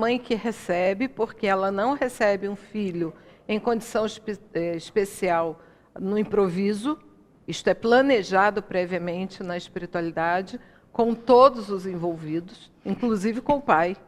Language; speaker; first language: Portuguese; native; Portuguese